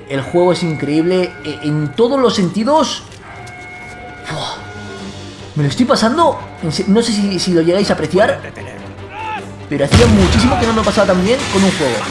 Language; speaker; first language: Spanish; native; Spanish